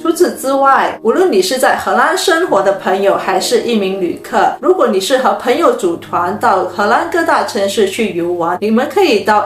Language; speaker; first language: Chinese; native; Chinese